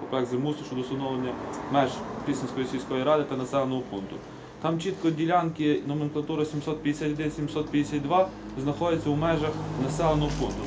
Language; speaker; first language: Ukrainian; native; Ukrainian